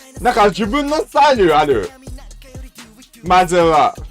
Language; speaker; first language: Japanese; non-native, learner; English